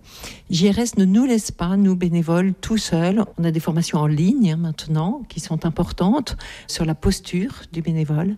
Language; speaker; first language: French; native; French